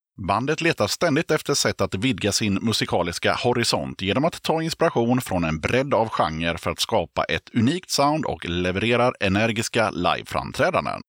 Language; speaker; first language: Swedish; native; Swedish